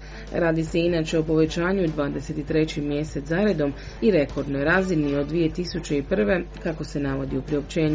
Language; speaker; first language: Croatian; native; Croatian